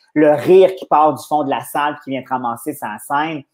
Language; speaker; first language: French; native; French